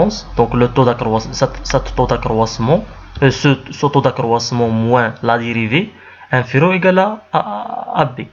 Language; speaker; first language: French; non-native, local second language; Arabic